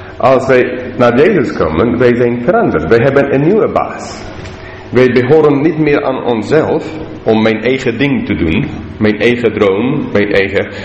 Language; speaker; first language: Dutch; non-native, learner; English